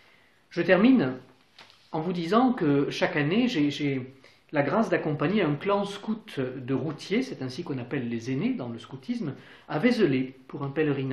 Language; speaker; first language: French; native; French